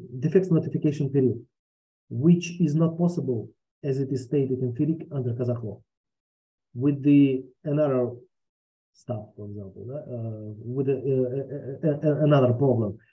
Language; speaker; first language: English; non-native, fluent; Russian